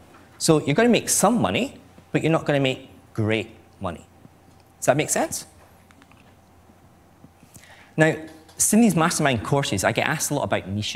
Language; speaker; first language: English; native; English